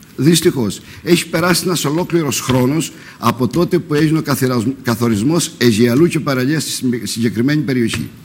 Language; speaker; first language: Greek; native; Greek